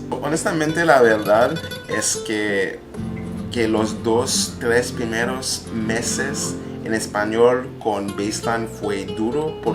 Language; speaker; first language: Spanish; non-native, learner; French